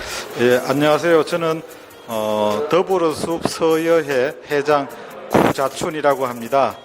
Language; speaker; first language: Korean; native; Korean